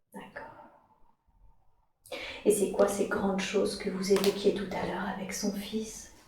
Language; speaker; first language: French; native; French